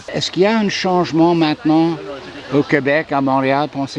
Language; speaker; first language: French; non-native, local second language; English